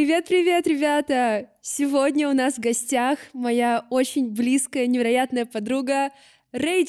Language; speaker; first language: Russian; native; Russian